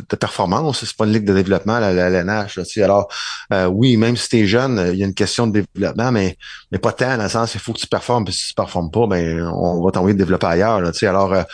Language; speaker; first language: French; native; French